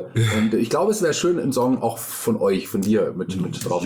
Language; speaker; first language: German; native; German